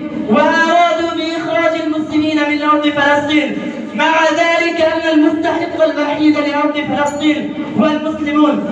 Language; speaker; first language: Arabic; non-native, learner; Bangla